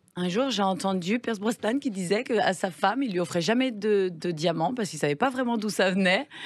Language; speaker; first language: French; native; French